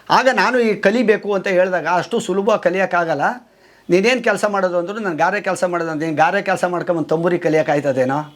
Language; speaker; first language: Kannada; native; Kannada